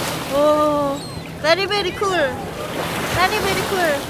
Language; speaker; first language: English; non-native, learner; Korean